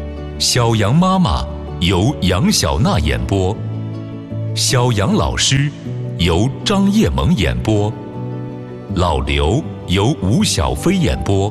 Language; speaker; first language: Chinese; native; Chinese